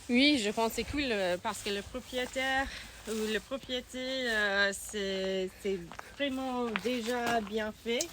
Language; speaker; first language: French; non-native, learner; English